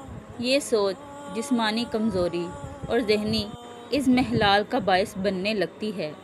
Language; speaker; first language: Urdu; native; Urdu